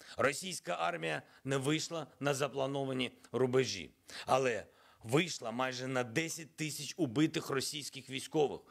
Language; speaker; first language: Ukrainian; non-native, local second language; Russian